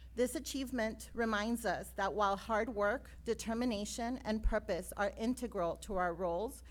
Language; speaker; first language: English; native; English